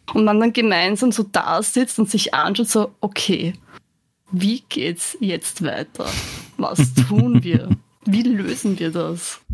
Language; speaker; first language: German; native; German